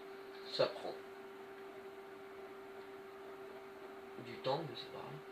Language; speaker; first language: French; native; French